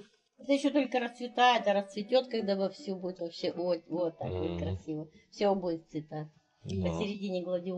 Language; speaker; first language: Russian; native; Russian